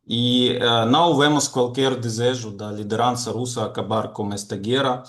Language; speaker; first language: Portuguese; non-native, fluent; Ukrainian